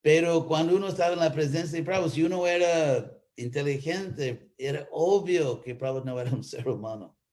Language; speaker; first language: Spanish; non-native, fluent; English